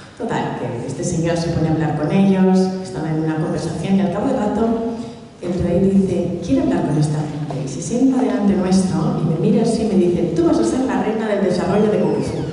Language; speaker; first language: Spanish; early bilingual, other home language; Catalan